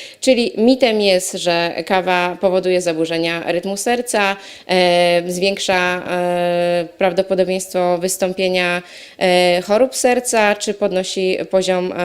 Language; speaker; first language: Polish; native; Polish